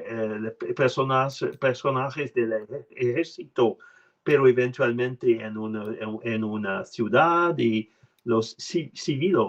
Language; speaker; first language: Spanish; non-native, learner; French